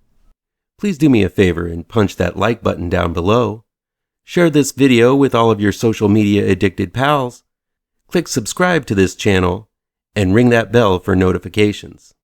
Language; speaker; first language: English; native; English